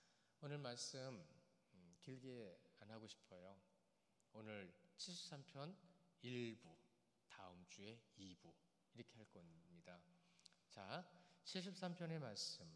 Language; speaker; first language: Korean; native; Korean